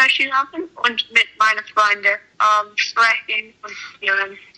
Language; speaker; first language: German; non-native, learner; English